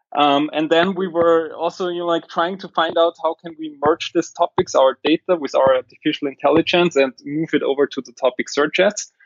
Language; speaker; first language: English; non-native, fluent; German